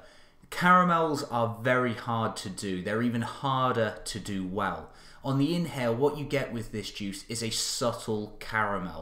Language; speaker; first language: English; native; English